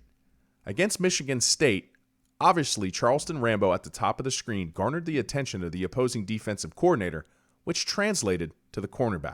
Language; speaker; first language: English; native; English